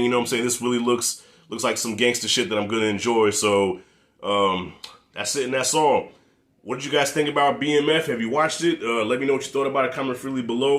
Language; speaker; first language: English; native; English